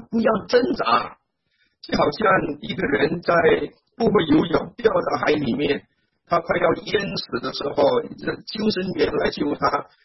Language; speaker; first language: Chinese; native; Chinese